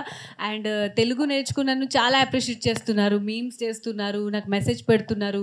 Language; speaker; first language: Telugu; non-native, fluent; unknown